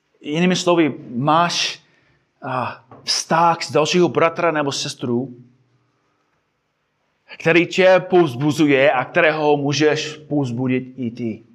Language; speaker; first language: Czech; non-native, fluent; English